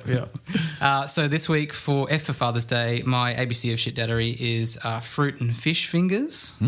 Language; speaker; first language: English; native; English